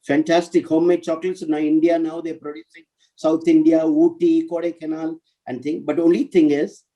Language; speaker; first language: English; non-native, local second language; Tamil